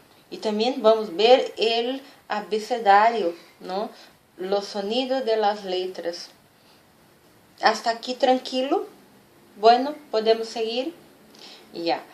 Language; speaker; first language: Spanish; non-native, fluent; Portuguese